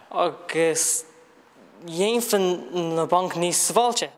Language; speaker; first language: Irish; non-native, local second language; English